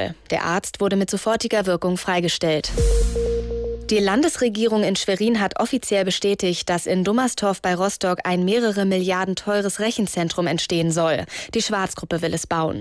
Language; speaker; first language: German; native; German